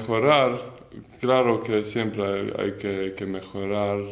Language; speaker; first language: Spanish; non-native, learner; Latvian